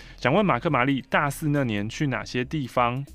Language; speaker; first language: Chinese; native; Chinese